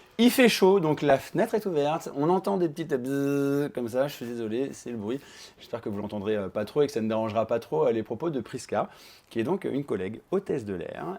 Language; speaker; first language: French; native; French